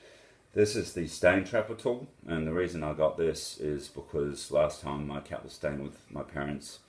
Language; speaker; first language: English; native; English